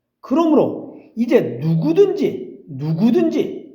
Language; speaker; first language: Korean; native; Korean